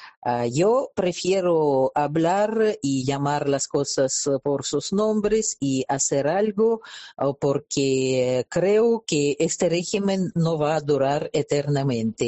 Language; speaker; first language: Spanish; non-native, fluent; Russian